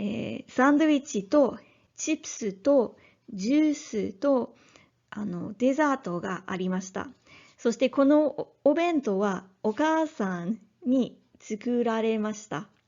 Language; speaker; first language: Japanese; non-native, learner; English